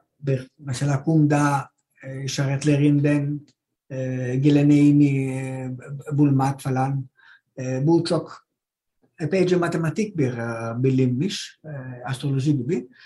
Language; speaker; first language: Turkish; non-native, learner; Greek